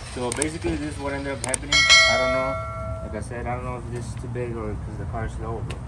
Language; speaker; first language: English; early bilingual, other home language; Spanish